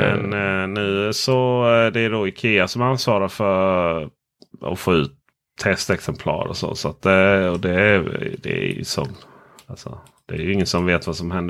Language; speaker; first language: Swedish; native; Swedish